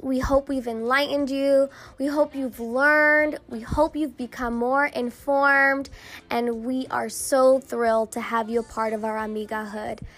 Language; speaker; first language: English; early bilingual, other home language; Spanish